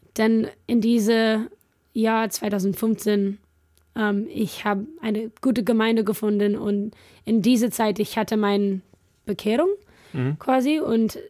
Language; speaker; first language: German; non-native, fluent; English